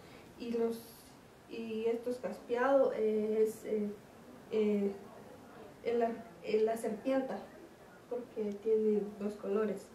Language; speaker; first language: Spanish; non-native, local second language; Kaqchikel